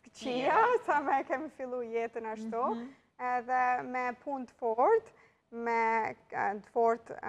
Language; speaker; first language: Albanian; early bilingual, heritage; Albanian